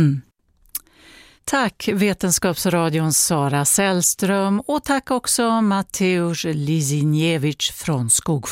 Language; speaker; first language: Swedish; native; Swedish